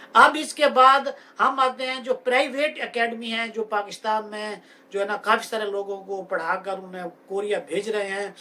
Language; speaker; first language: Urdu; native; Urdu